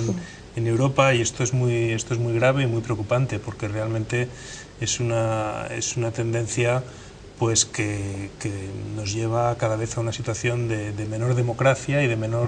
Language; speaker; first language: Spanish; native; Spanish